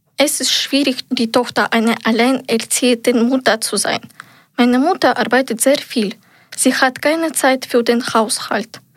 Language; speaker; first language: German; non-native, learner; Ukrainian